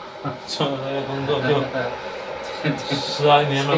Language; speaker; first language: Chinese; native; Chinese